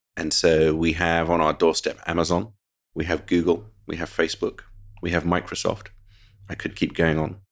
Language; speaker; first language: English; native; English